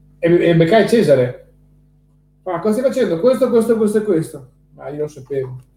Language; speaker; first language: Italian; native; Italian